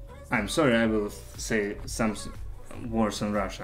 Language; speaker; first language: English; non-native, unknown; Ukrainian